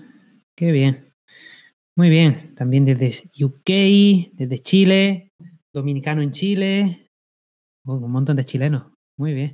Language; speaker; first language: Spanish; native; Spanish